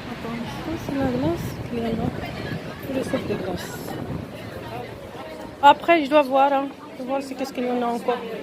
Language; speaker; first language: French; non-native, fluent; Arabic